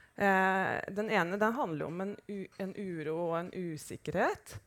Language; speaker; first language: Norwegian; native; Norwegian